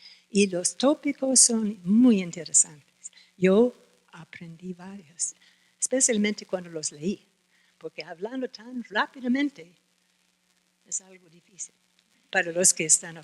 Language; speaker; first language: Spanish; non-native, fluent; English